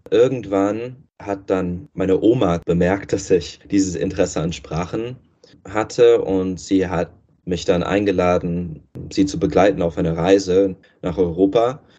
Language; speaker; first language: German; non-native, fluent; English